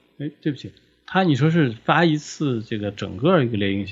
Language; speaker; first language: Chinese; native; Chinese